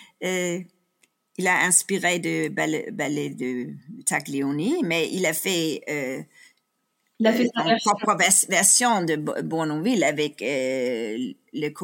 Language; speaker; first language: French; non-native, fluent; Danish